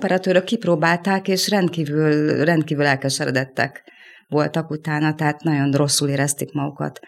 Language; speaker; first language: Hungarian; native; Hungarian